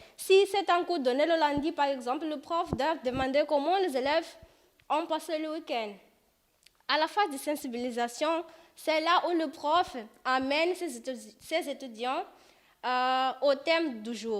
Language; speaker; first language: French; non-native, fluent; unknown